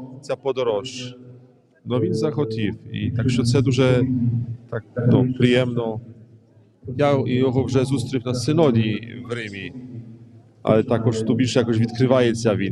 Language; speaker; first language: Ukrainian; non-native, fluent; Polish